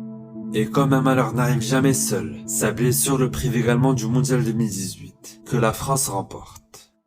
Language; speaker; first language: French; native; French